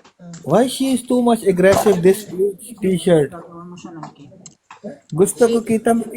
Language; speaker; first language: English; non-native, learner; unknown